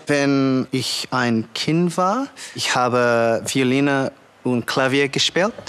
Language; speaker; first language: German; non-native, learner; English